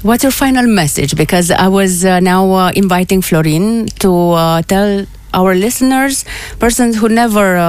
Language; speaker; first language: English; non-native, fluent; Romanian